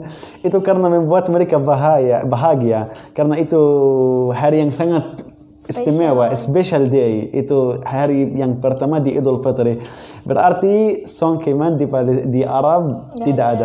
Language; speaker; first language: Indonesian; non-native, learner; Arabic